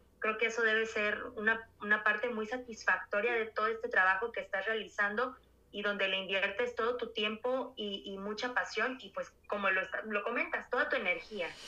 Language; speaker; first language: Spanish; native; Spanish